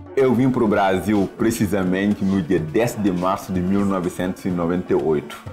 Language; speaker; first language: Portuguese; non-native, fluent; Wolof